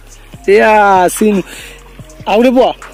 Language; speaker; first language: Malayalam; non-native, learner; Hindi